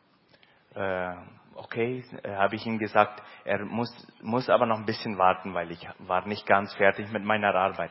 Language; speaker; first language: German; early bilingual, heritage; Plautdietsch